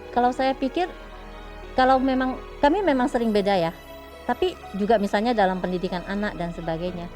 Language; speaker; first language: Indonesian; non-native, local second language; Hakka Chinese